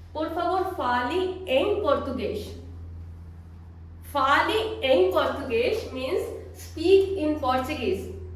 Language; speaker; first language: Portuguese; non-native, fluent; Hindi